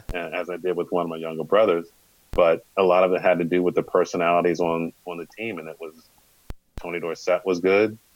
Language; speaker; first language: English; native; English